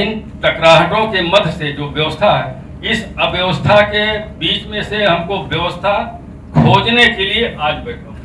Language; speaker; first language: Hindi; native; Hindi